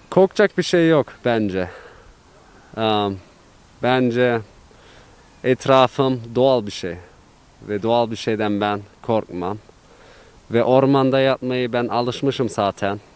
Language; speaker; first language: Turkish; early bilingual, heritage; Turkish